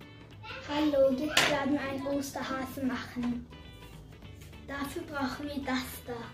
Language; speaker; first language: German; early bilingual, other home language; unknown